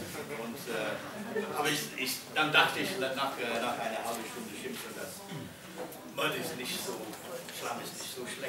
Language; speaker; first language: German; non-native, fluent; English